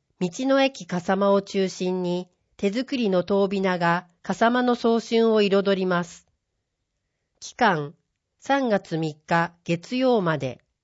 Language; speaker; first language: Japanese; native; Japanese